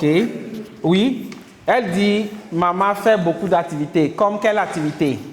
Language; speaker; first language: French; non-native, local second language; Kinyarwanda